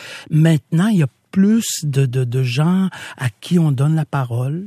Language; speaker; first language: French; non-native, local second language; Innu-aimun